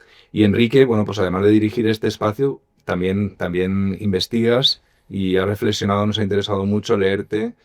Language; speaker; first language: Spanish; native; Spanish